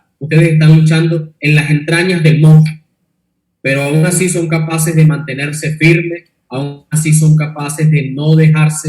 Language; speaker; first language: Spanish; native; Spanish